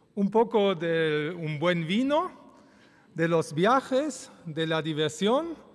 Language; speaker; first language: Spanish; early bilingual, other home language; German